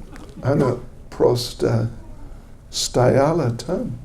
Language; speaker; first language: Russian; non-native, learner; English